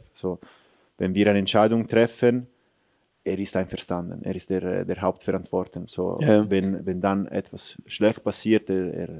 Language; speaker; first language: German; non-native, fluent; Italian